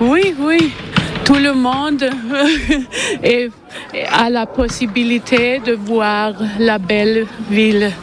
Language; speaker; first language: French; non-native, learner; German